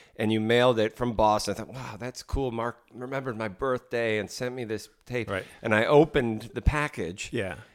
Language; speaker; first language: English; native; English